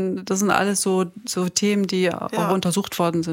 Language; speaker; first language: German; native; German